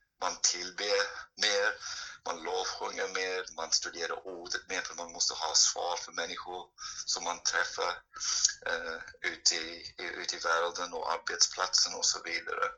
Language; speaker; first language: Swedish; non-native, fluent; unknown